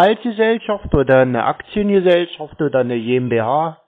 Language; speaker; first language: German; native; German